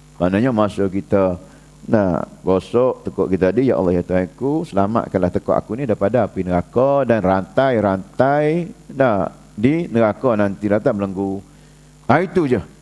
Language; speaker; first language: Malay; native; Malay